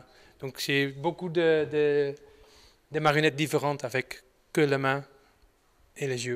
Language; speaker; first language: French; non-native, learner; Dutch